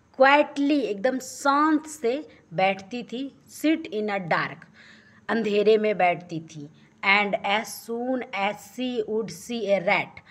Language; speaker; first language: Hindi; native; Hindi